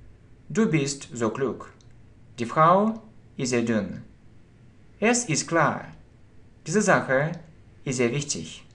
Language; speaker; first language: German; non-native, fluent; Russian